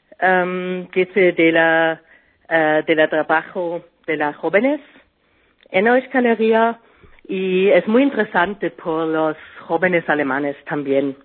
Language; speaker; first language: Spanish; non-native, learner; German